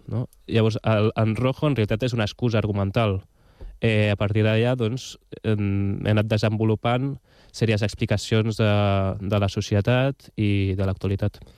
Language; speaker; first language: Catalan; non-native, local second language; Spanish